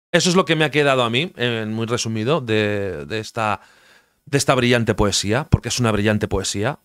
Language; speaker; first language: Spanish; native; Spanish